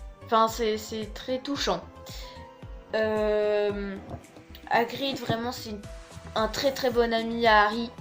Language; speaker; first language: French; native; French